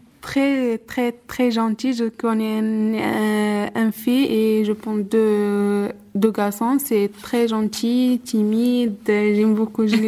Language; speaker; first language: French; non-native, local second language; Arabic